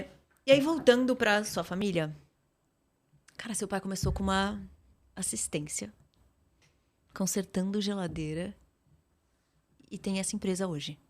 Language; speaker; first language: Portuguese; native; Portuguese